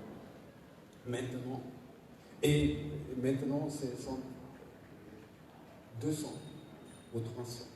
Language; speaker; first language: French; non-native, learner; German